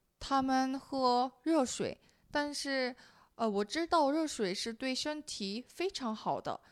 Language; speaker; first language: Chinese; non-native, fluent; Korean